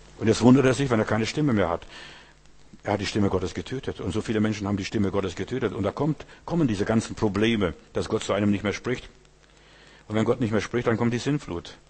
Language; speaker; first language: German; early bilingual, heritage; German